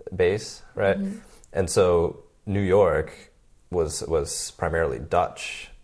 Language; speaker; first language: English; native; English